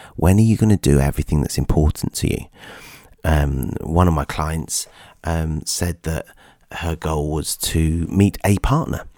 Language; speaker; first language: English; native; English